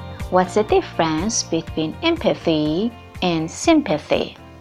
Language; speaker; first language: English; non-native, fluent; Persian